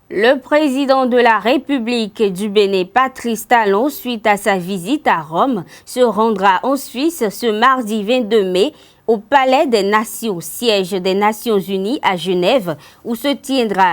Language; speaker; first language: French; native; French